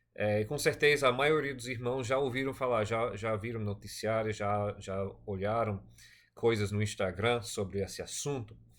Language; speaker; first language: Portuguese; non-native, fluent; English